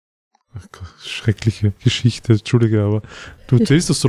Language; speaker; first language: German; native; German